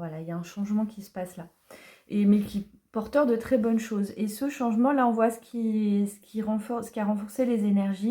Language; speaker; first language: French; native; French